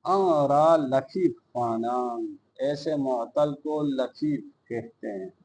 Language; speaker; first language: Urdu; non-native, local second language; Balti